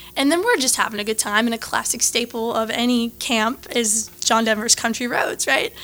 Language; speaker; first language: English; native; English